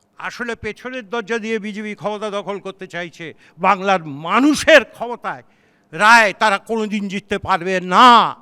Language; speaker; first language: Bangla; native; Bangla